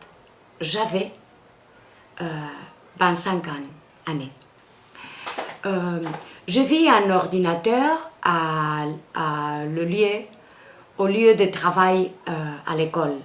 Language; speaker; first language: French; non-native, learner; Spanish